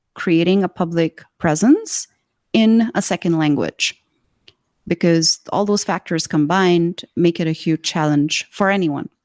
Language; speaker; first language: English; non-native, local second language; Urdu